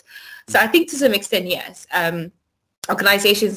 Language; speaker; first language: English; non-native, local second language; Yoruba